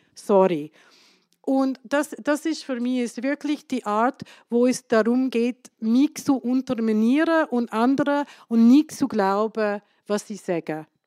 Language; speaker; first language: German; non-native, fluent; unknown